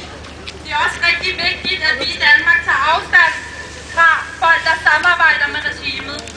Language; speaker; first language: Danish; early bilingual, other home language; Persian